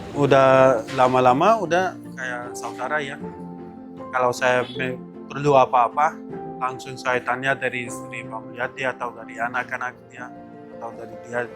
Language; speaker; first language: Indonesian; non-native, fluent; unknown